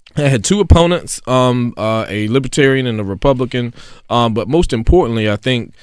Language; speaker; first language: English; native; English